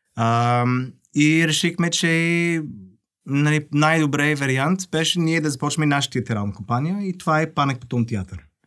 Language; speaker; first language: Bulgarian; non-native, fluent; English